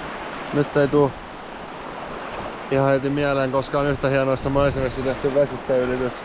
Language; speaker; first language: Finnish; native; Finnish